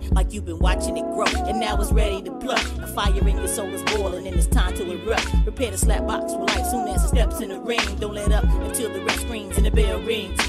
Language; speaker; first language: English; native; English